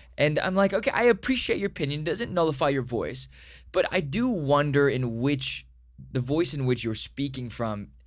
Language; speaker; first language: English; native; English